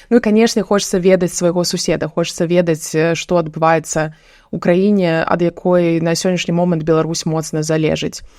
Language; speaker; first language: Belarusian; non-native, local second language; Russian